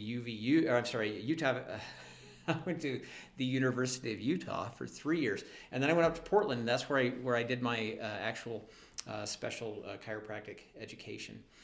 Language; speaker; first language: English; native; English